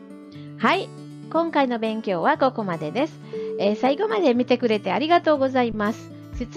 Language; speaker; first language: Japanese; non-native, fluent; Indonesian